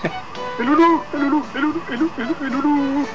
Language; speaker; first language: French; native; French